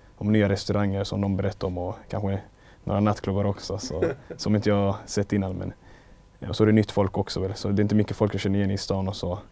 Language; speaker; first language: Swedish; native; Swedish